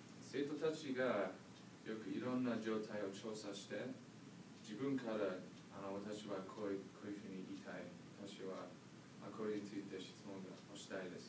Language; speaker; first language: Japanese; non-native, learner; English